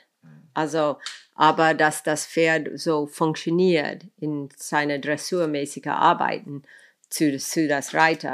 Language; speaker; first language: German; non-native, fluent; English